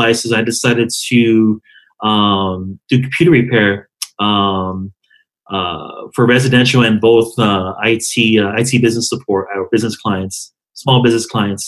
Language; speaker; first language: English; native; English